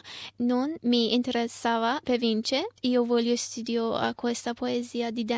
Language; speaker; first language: Italian; non-native, learner; Persian